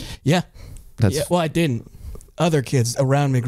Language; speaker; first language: English; native; English